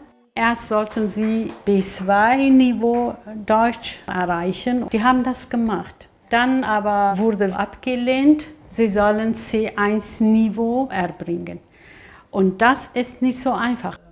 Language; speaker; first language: German; non-native, fluent; Kurdish